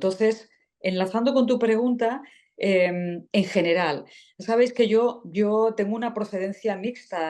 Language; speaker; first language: Spanish; native; Spanish